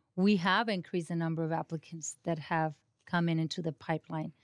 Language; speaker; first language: English; non-native, fluent; Spanish